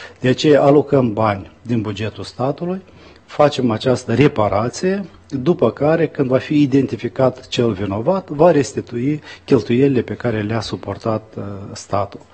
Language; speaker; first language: Romanian; native; Romanian